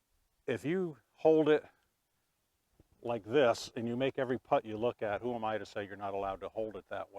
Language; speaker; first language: English; native; English